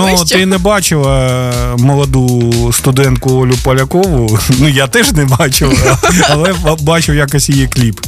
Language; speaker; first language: Ukrainian; native; Ukrainian